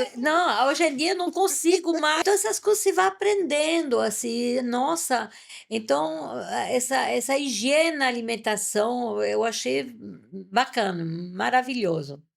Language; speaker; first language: Portuguese; non-native, fluent; French